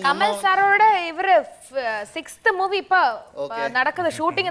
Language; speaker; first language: Tamil; non-native, learner; Malayalam